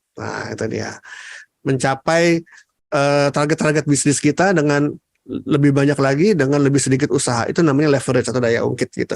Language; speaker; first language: Indonesian; native; Indonesian